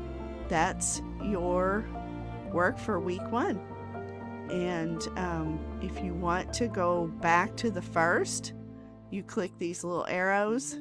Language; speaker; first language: English; native; English